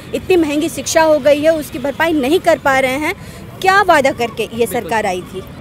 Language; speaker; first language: Hindi; native; Hindi